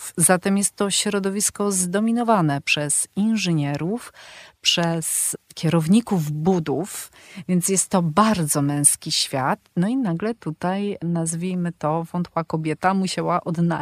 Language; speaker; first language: Polish; native; Polish